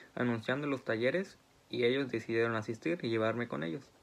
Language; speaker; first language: Spanish; early bilingual, heritage; Spanish